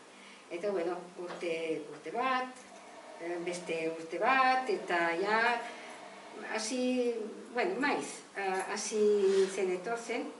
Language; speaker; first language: Basque; non-native, learner; Catalan